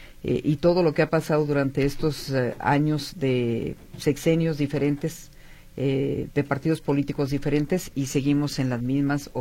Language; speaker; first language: Spanish; native; Spanish